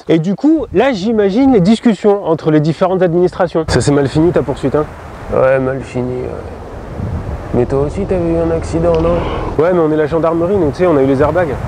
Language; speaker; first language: French; native; French